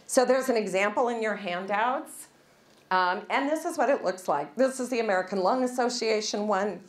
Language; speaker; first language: English; native; English